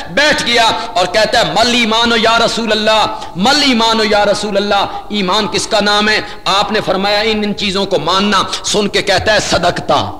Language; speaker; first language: Urdu; non-native, local second language; Punjabi